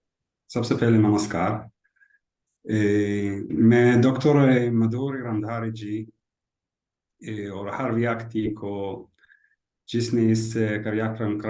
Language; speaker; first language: Hindi; non-native, learner; Hebrew